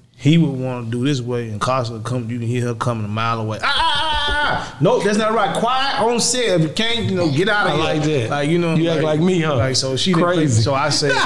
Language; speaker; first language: English; native; English